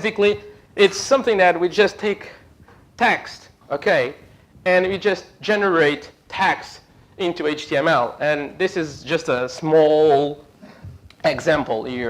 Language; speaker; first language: English; non-native, fluent; Portuguese